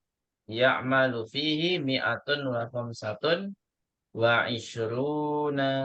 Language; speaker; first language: Arabic; non-native, learner; Indonesian